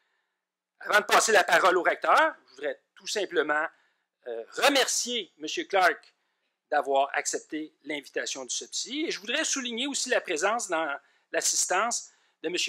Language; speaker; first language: French; native; French